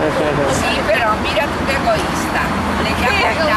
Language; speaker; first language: Spanish; native; Spanish